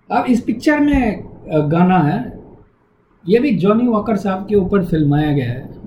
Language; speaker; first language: Hindi; non-native, local second language; Tamil